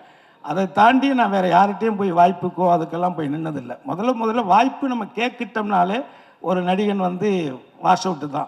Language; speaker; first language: Tamil; native; Tamil